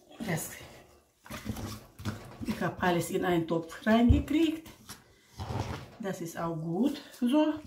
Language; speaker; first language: German; non-native, local second language; Russian